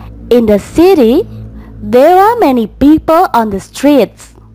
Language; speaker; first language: English; non-native, fluent; Indonesian